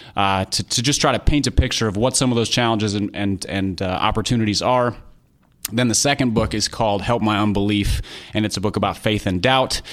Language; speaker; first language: English; native; English